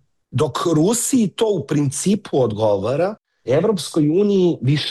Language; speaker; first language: Serbian; native; Serbian